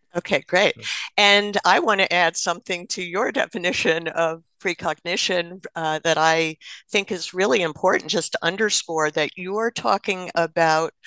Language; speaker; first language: English; native; English